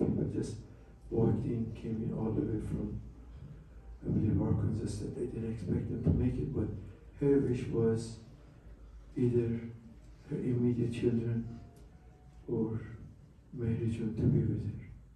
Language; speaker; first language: English; non-native, fluent; Persian